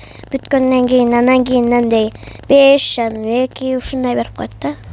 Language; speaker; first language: Kyrgyz; early bilingual, heritage; Kyrgyz